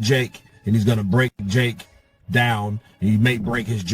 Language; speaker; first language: English; native; English